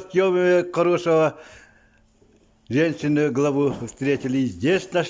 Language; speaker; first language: Russian; non-native, local second language; Yakut